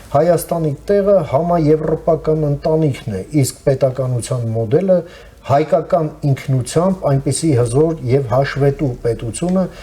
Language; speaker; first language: Armenian; native; Armenian